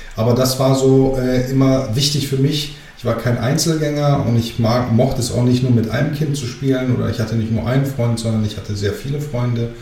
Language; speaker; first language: German; early bilingual, other home language; Greek